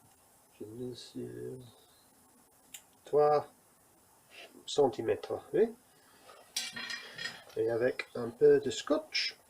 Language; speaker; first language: French; non-native, learner; English